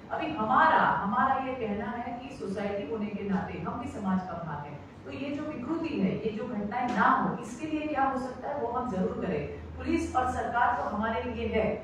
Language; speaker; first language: Hindi; non-native, local second language; Marathi